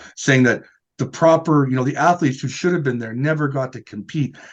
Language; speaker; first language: English; native; English